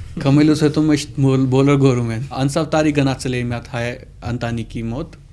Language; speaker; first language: Armenian; non-native, fluent; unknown